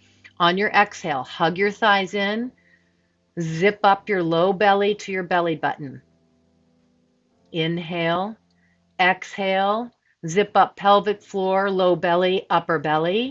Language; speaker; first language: English; native; English